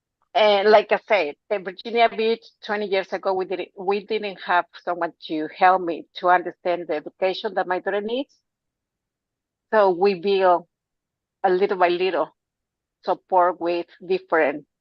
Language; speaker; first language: English; non-native, fluent; Spanish